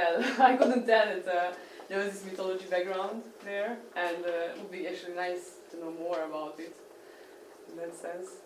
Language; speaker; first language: English; non-native, fluent; Hungarian